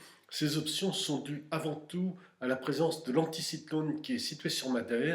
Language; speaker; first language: French; native; French